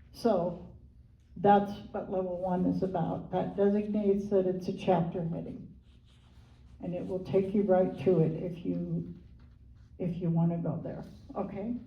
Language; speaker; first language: English; native; English